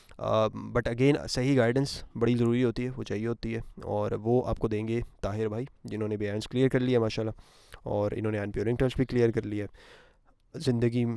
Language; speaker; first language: Urdu; native; Urdu